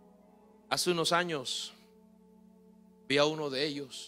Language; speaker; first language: Spanish; native; Spanish